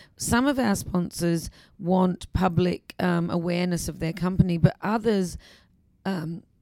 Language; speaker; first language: English; native; English